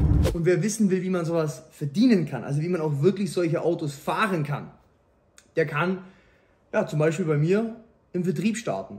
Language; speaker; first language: German; native; German